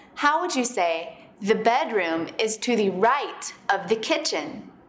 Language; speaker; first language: English; native; English